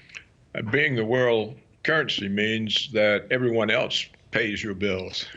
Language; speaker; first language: English; native; English